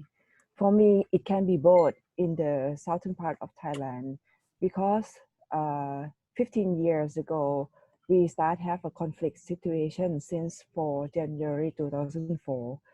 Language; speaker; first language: English; non-native, learner; Thai